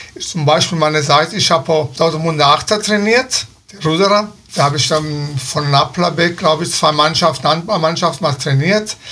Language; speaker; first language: German; early bilingual, other home language; Italian